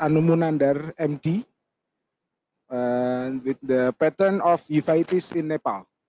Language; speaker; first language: English; non-native, learner; Indonesian